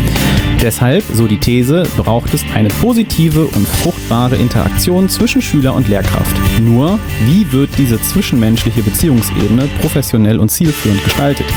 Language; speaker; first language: German; native; German